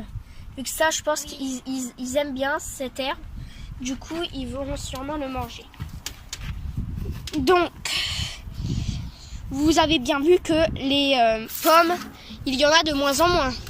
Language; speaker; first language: French; native; French